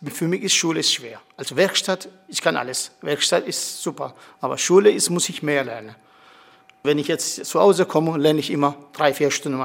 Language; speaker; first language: German; non-native, learner; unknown